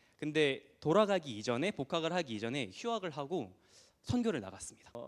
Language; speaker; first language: Korean; early bilingual, heritage; Korean